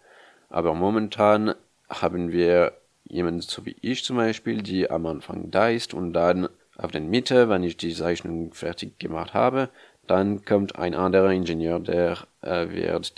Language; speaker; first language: German; non-native, fluent; French